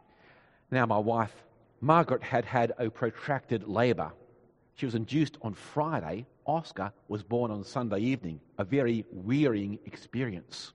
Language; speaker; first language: English; native; English